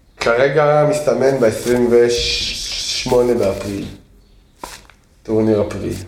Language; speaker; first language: Hebrew; native; Hebrew